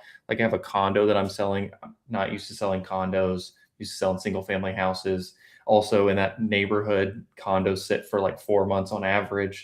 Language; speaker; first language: English; native; English